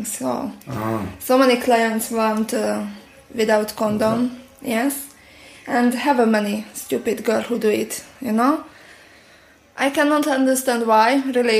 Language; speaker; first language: English; non-native, learner; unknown